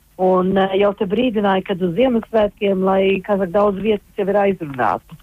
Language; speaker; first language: Latvian; early bilingual, heritage; Latvian